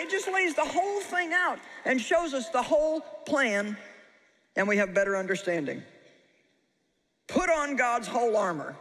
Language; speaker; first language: English; native; English